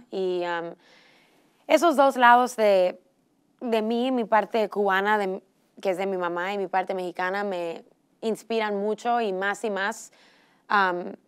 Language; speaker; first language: Spanish; early bilingual, heritage; Spanish